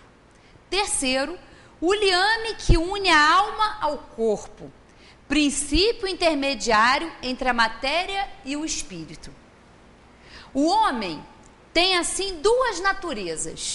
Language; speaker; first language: Portuguese; native; Portuguese